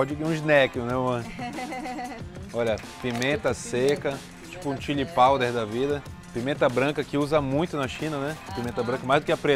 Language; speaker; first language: Portuguese; native; Portuguese